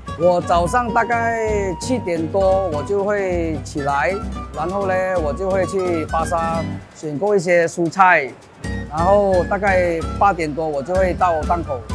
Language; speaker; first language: Chinese; native; Chinese